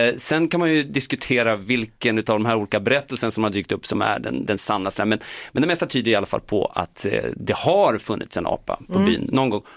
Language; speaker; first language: Swedish; native; Swedish